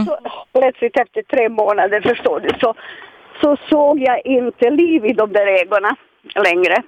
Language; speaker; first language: Swedish; non-native, fluent; Serbian